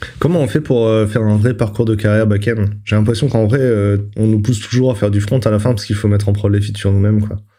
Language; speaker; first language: French; native; French